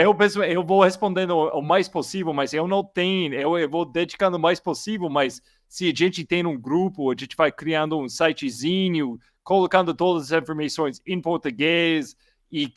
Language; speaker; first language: Portuguese; non-native, learner; English